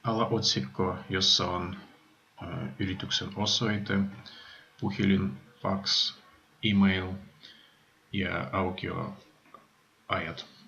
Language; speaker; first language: Finnish; non-native, fluent; Russian